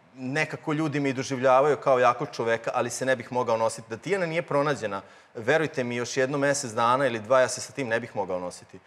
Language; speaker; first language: Croatian; native; Croatian